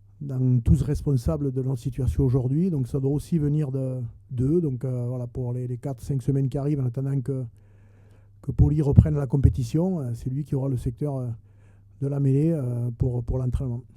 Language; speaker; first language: French; native; French